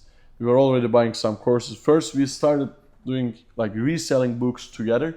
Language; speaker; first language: English; non-native, fluent; Turkish